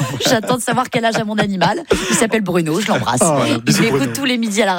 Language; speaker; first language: French; native; French